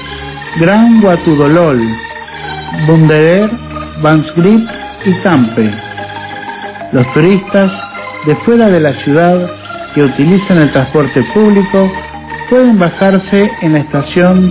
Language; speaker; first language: Spanish; non-native, fluent; Indonesian